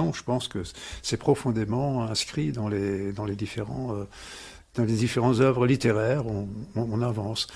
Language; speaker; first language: French; non-native, local second language; Swiss German